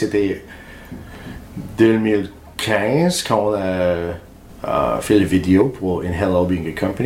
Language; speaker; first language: French; non-native, learner; English